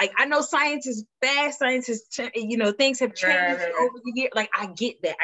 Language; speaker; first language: English; native; English